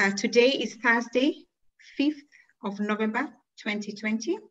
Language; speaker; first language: English; non-native, local second language; Swahili